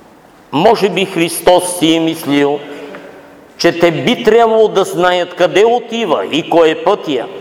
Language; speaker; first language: Bulgarian; native; Bulgarian